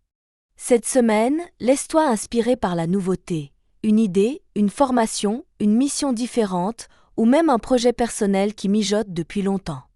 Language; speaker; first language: French; native; French